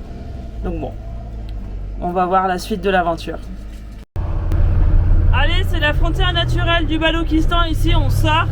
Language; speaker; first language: French; native; French